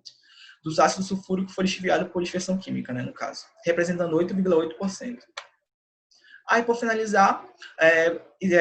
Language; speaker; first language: Portuguese; native; Portuguese